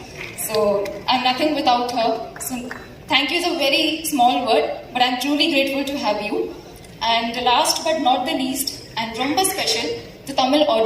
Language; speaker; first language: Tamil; non-native, fluent; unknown